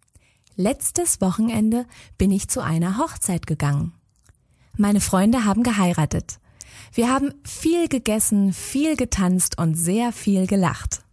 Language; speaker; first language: German; native; German